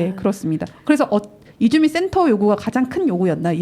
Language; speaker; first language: Korean; native; Korean